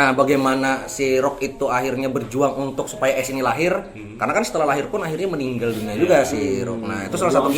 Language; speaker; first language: Indonesian; native; Indonesian